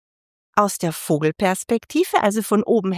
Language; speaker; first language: German; native; German